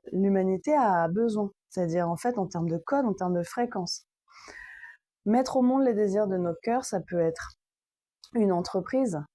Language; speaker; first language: French; native; French